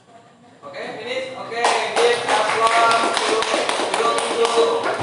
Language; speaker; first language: English; non-native, fluent; Indonesian